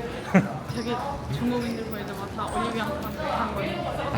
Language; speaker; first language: Korean; non-native, fluent; Turkish